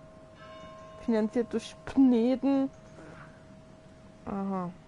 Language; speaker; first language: German; native; German